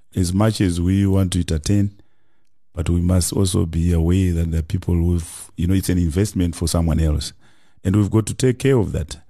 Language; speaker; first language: English; non-native, local second language; Shona